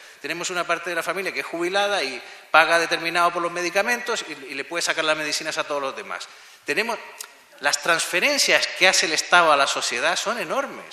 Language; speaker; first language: Spanish; native; Spanish